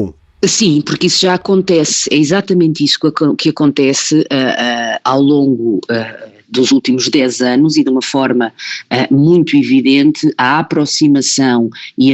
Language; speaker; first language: Portuguese; native; Portuguese